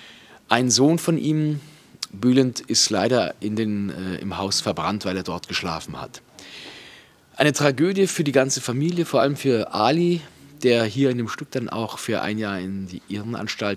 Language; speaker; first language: German; native; German